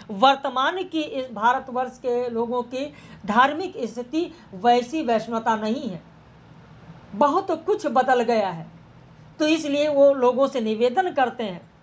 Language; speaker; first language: Hindi; native; Hindi